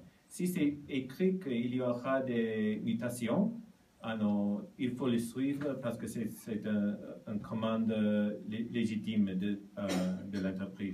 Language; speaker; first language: French; non-native, learner; Japanese